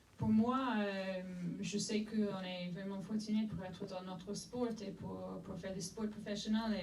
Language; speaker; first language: French; non-native, fluent; English